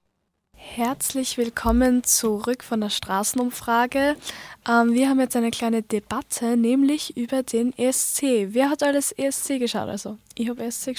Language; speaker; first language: German; native; German